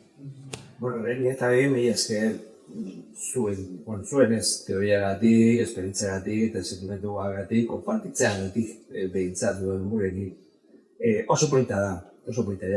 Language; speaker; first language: Basque; non-native, local second language; Spanish